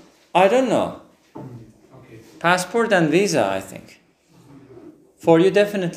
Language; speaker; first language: English; non-native, fluent; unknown